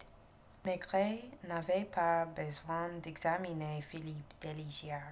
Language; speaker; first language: French; non-native, learner; English